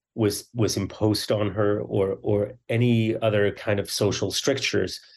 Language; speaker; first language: English; early bilingual, other home language; Swedish